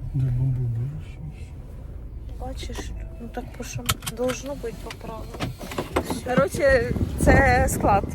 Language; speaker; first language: Ukrainian; non-native, local second language; Russian